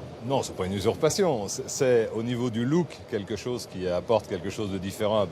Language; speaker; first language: French; native; French